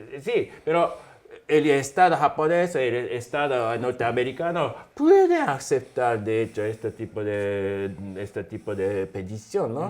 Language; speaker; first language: Spanish; non-native, fluent; Japanese